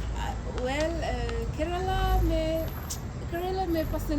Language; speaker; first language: Hindi; non-native, learner; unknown